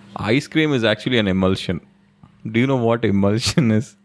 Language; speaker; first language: English; non-native, local second language; Hindi